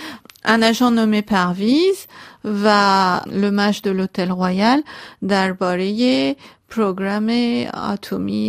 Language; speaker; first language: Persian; non-native, local second language; Armenian